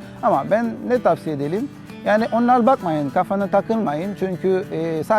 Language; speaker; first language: Turkish; non-native, learner; Haitian Creole